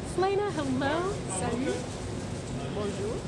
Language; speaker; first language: English; non-native, fluent; Dutch